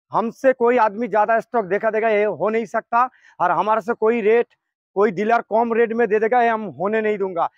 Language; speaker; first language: Hindi; non-native, local second language; Bangla